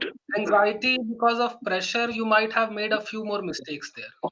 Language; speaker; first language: English; non-native, local second language; Hindi